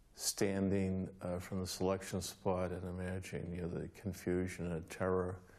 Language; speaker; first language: English; native; English